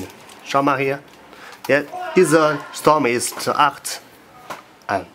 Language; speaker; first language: German; non-native, learner; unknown